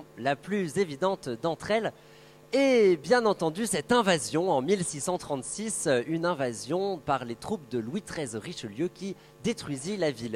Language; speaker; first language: French; native; French